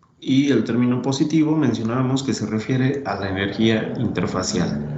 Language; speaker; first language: Spanish; native; Spanish